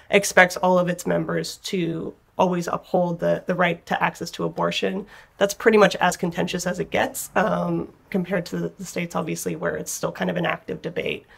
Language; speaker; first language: English; native; English